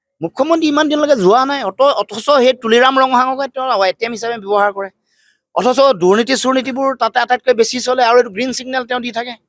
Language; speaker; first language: Assamese; native; Assamese